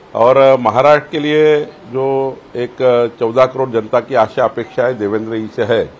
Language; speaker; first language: Hindi; non-native, local second language; Marathi